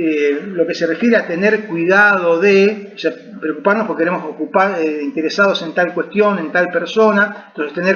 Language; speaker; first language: Spanish; native; Spanish